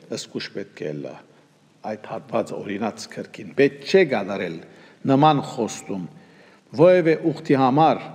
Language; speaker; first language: Armenian; early bilingual, heritage; Armenian